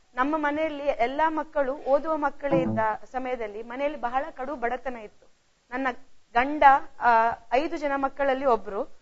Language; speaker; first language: Kannada; non-native, local second language; Konkani